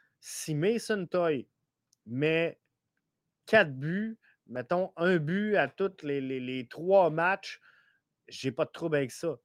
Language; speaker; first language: French; native; French